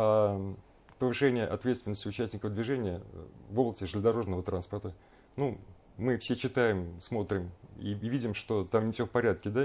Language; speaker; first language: Russian; native; Russian